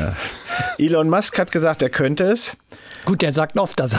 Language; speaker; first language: German; native; German